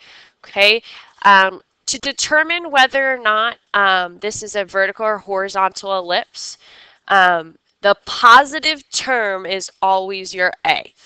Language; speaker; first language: English; native; English